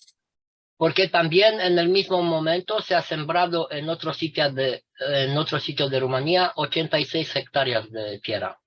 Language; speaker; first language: Spanish; non-native, fluent; Romanian